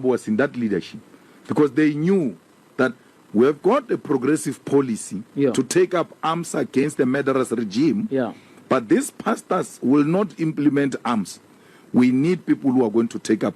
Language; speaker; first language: English; non-native, local second language; Northern Sotho